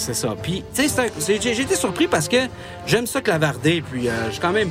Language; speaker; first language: French; native; French